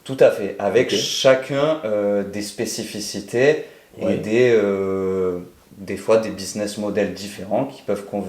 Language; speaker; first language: French; native; French